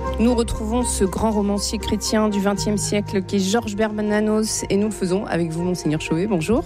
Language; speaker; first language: French; native; French